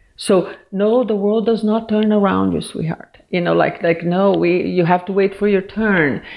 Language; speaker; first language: English; non-native, fluent; Portuguese